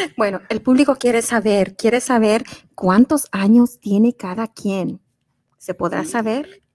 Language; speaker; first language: Spanish; native; Spanish